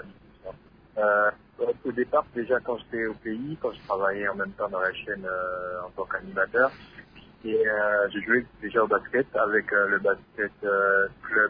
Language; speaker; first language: French; non-native, local second language; Lingala